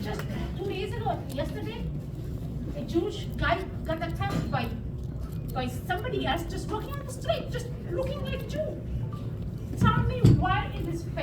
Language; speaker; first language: English; non-native, local second language; Hebrew